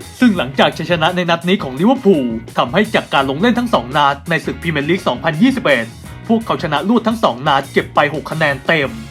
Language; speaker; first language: Thai; native; Thai